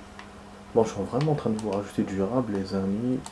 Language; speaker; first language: French; native; French